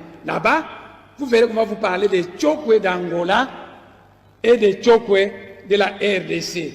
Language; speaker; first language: French; non-native, local second language; Kongo